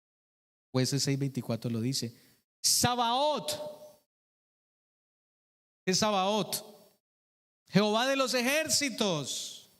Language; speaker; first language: Spanish; native; Spanish